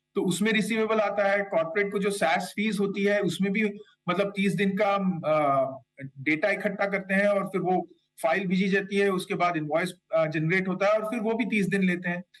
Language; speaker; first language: Hindi; non-native, local second language; Kannada